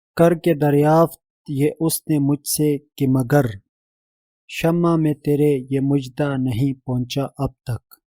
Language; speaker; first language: Urdu; native; Urdu